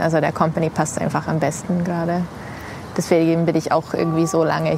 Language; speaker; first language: German; non-native, fluent; English